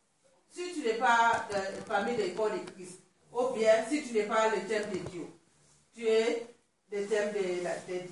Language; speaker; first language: French; non-native, learner; Swahili